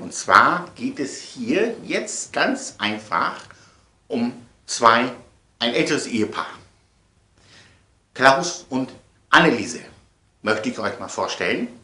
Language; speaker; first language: German; native; German